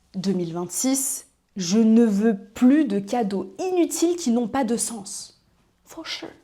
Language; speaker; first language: French; native; French